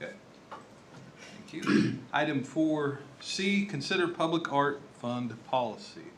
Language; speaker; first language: English; native; English